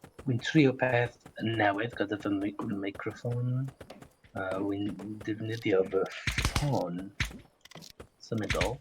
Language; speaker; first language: Welsh; non-native, learner; English